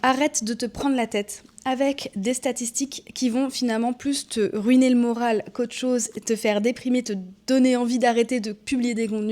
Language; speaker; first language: French; native; French